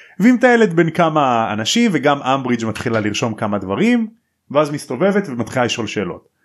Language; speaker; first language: Hebrew; native; Hebrew